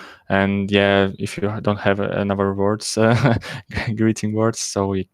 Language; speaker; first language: English; non-native, learner; Russian